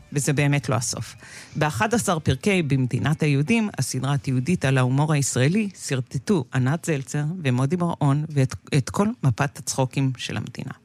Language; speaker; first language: Hebrew; native; Hebrew